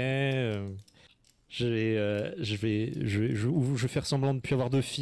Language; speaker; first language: French; native; French